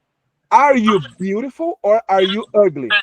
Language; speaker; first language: English; non-native, fluent; Portuguese